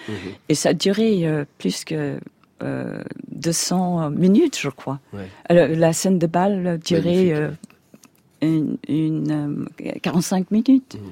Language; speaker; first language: French; non-native, fluent; English